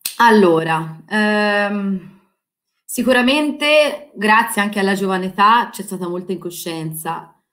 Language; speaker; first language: Italian; native; Italian